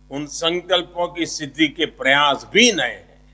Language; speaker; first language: Hindi; non-native, local second language; Gujarati